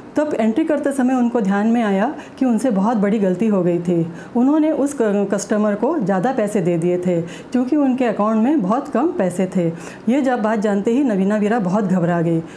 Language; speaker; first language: Hindi; non-native, local second language; Marathi